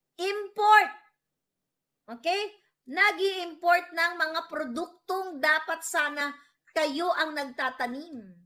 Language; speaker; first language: Filipino; non-native, local second language; Cebuano